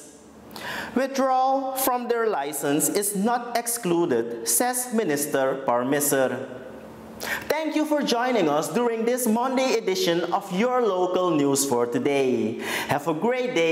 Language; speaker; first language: English; non-native, local second language; Dutch